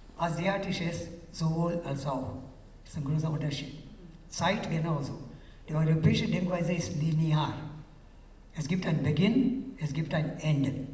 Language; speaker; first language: German; non-native, fluent; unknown